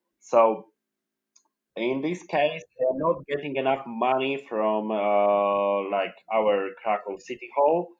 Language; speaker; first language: English; non-native, fluent; Polish